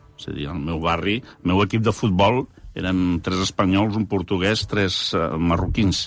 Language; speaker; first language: Catalan; early bilingual, heritage; Catalan